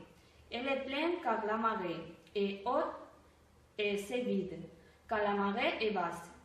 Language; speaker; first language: French; non-native, learner; Spanish